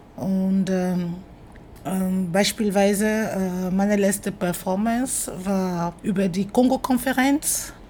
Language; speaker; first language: German; non-native, fluent; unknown